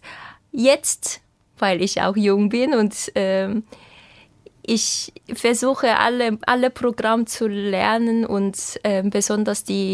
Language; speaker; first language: German; non-native, fluent; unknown